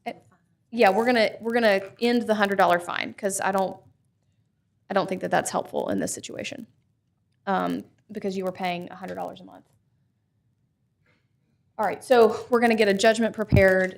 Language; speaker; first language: English; native; English